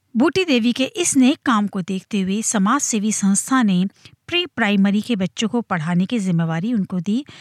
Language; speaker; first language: Hindi; native; Hindi